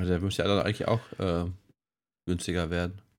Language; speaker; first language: German; native; German